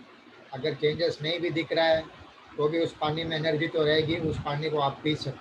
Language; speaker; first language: Hindi; native; Hindi